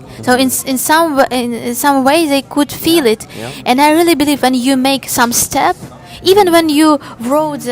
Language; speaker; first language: English; non-native, learner; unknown